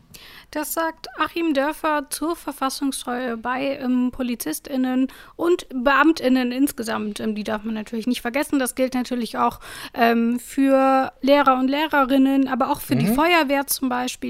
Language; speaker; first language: German; native; German